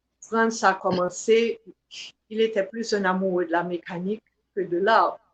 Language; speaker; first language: French; non-native, local second language; Haitian Creole